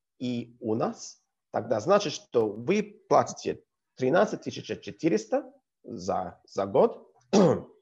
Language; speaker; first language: Russian; non-native, learner; English